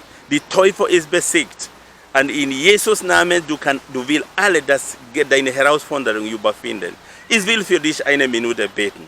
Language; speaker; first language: German; non-native, learner; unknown